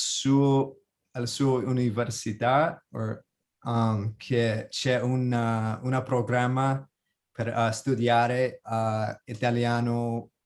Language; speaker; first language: Italian; non-native, learner; English